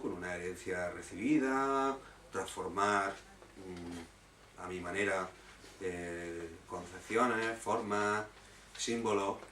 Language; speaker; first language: Spanish; native; Spanish